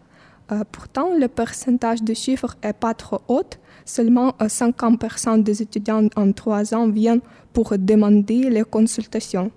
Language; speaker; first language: French; non-native, fluent; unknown